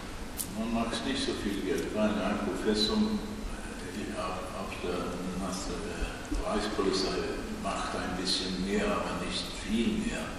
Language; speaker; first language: German; non-native, learner; Swedish